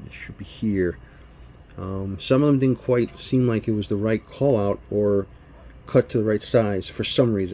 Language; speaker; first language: English; native; English